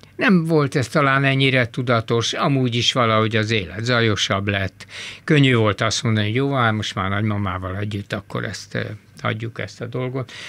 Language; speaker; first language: Hungarian; native; Hungarian